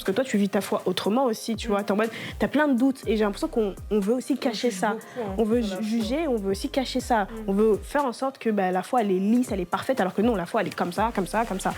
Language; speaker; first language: French; non-native, local second language; Lingala